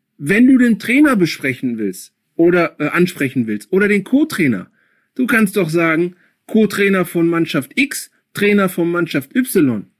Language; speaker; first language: German; early bilingual, other home language; Akan